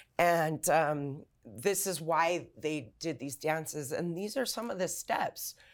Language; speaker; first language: English; native; English